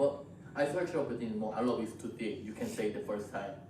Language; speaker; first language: English; non-native, learner; Korean